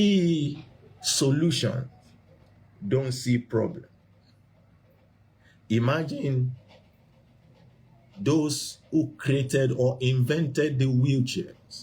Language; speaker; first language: English; non-native, local second language; Yoruba